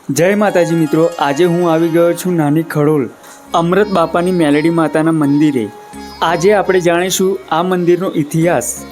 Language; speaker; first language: Gujarati; native; Gujarati